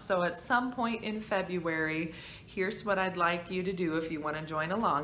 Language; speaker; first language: English; native; English